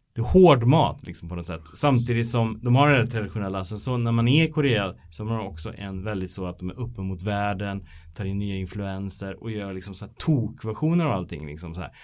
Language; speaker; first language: Swedish; native; Swedish